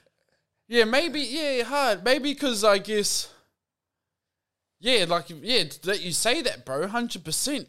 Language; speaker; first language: English; native; English